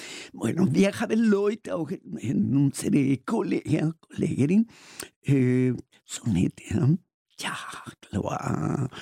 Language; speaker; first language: German; non-native, learner; Spanish